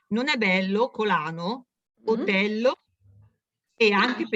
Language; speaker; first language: Italian; native; Italian